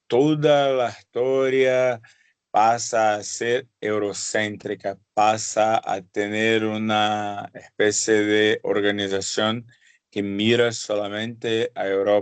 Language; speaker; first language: Spanish; non-native, fluent; Portuguese